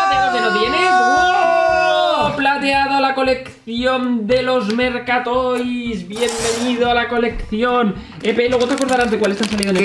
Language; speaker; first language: Spanish; native; Spanish